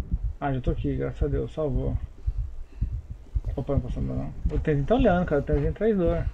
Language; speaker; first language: Portuguese; native; Portuguese